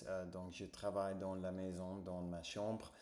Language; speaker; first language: French; non-native, fluent; English